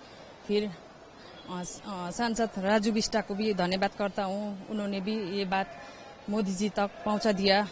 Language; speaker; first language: Hindi; non-native, local second language; Nepali